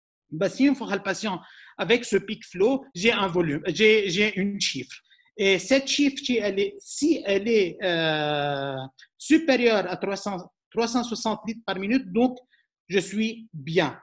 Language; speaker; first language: French; non-native, local second language; Arabic